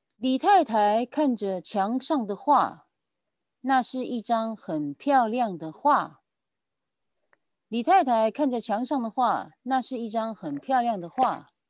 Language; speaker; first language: Chinese; non-native, learner; French